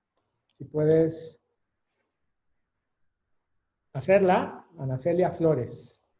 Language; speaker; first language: Spanish; native; Spanish